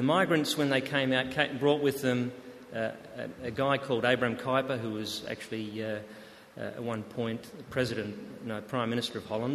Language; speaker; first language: English; native; English